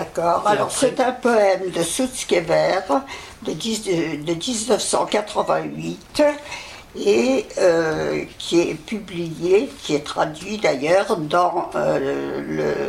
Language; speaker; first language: French; early bilingual, other home language; Yiddish